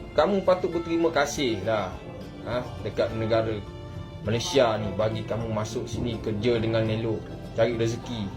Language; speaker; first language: Malay; native; Malay